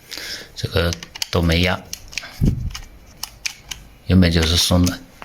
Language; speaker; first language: Chinese; native; Chinese